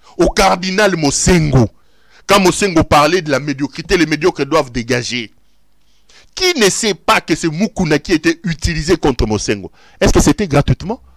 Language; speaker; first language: French; non-native, local second language; Lingala